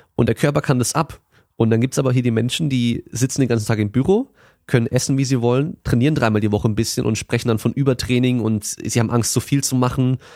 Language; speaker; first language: German; native; German